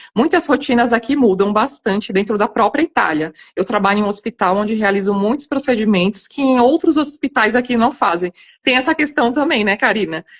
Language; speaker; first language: Portuguese; native; Portuguese